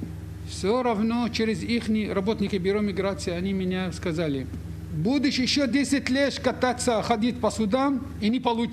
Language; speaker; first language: Russian; non-native, fluent; Arabic